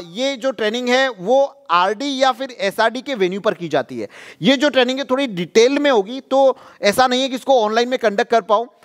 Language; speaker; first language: Hindi; non-native, local second language; Gujarati